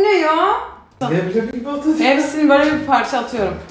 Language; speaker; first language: Turkish; native; Turkish